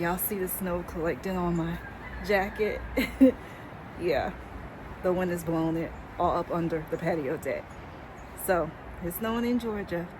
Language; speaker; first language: English; native; English